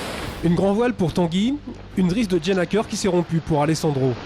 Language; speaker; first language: French; native; French